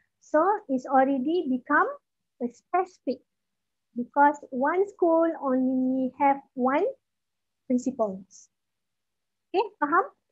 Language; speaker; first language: English; non-native, local second language; Malay